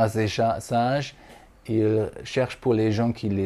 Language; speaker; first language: French; non-native, fluent; German